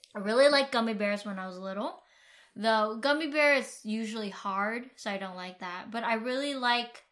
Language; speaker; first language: English; early bilingual, other home language; Vietnamese